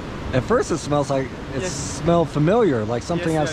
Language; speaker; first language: English; native; English